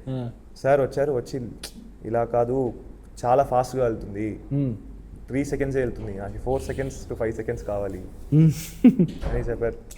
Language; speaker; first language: Telugu; non-native, fluent; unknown